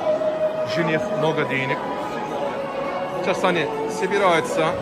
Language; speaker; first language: Russian; non-native, learner; Turkish